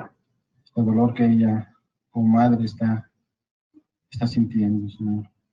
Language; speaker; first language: Spanish; native; Spanish